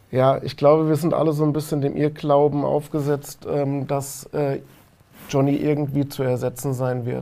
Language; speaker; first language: German; native; German